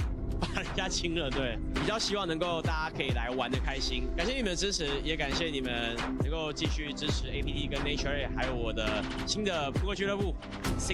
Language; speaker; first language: Chinese; native; Chinese